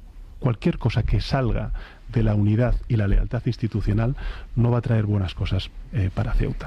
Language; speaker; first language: Spanish; native; Spanish